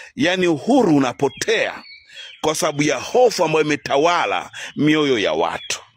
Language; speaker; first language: Swahili; native; Swahili